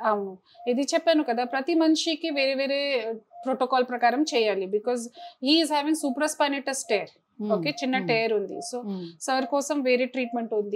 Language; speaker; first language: Telugu; non-native, local second language; Hindi